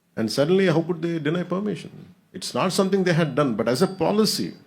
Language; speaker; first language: English; non-native, local second language; Telugu